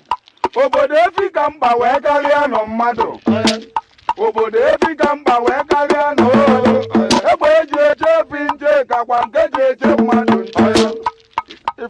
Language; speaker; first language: Igbo; native; Igbo